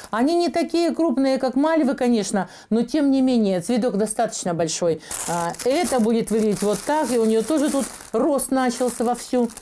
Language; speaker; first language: Russian; native; Russian